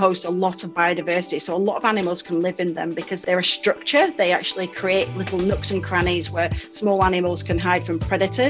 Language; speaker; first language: English; native; English